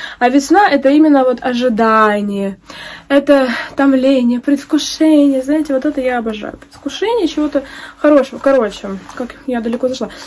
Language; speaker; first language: Russian; native; Russian